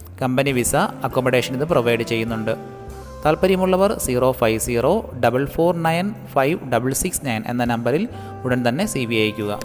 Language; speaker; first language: Malayalam; native; Malayalam